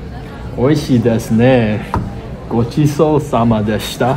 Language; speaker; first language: Japanese; non-native, learner; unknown